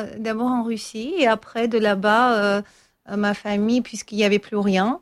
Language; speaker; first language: French; non-native, fluent; Armenian